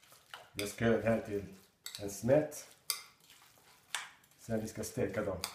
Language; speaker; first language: Swedish; non-native, learner; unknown